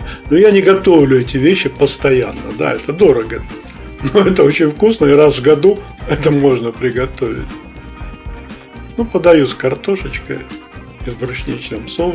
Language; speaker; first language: Russian; native; Russian